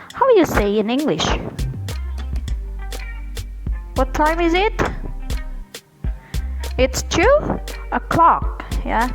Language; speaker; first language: English; non-native, learner; Indonesian